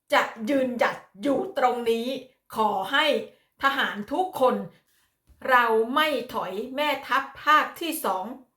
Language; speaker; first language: Thai; native; Thai